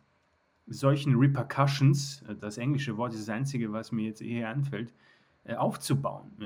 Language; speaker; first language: German; native; German